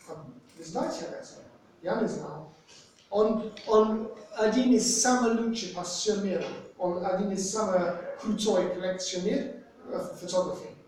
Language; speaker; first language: Russian; non-native, fluent; English